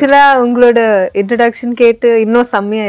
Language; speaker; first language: Tamil; non-native, learner; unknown